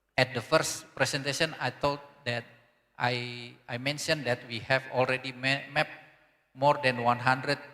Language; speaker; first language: English; non-native, learner; Indonesian